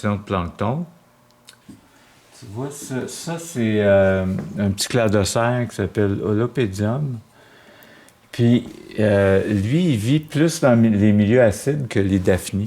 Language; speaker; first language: French; native; French